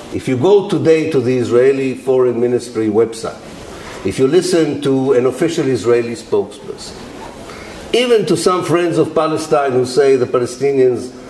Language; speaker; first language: English; non-native, fluent; Arabic